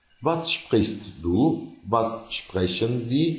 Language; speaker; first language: German; non-native, fluent; Turkish